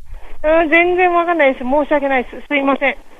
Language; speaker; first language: Japanese; non-native, learner; English